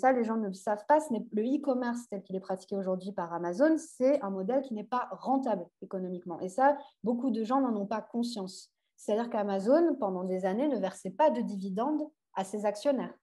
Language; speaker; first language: French; native; French